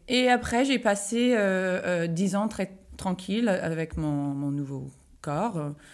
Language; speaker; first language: French; non-native, fluent; English